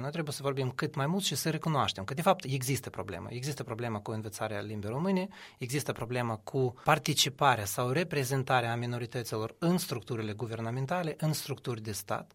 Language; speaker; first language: Romanian; non-native, fluent; Russian